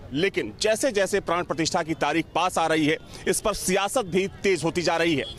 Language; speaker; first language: Hindi; native; Hindi